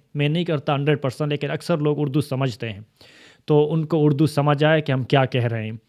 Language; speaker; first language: Urdu; non-native, local second language; Baluchi